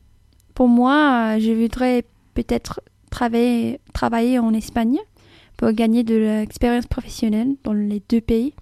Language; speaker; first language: French; non-native, fluent; English